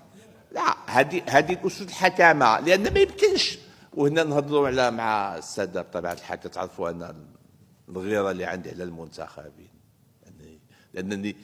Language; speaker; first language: Arabic; native; Arabic